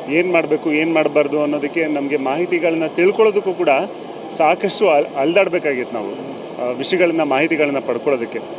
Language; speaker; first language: Kannada; native; Kannada